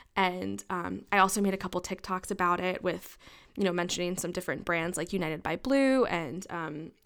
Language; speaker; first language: English; native; English